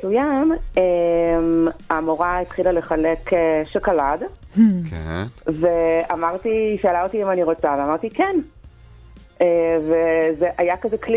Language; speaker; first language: Hebrew; early bilingual, other home language; Russian